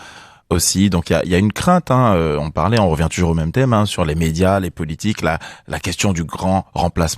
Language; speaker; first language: French; native; French